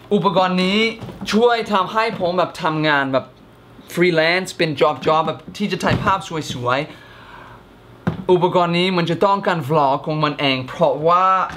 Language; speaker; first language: Thai; non-native, fluent; English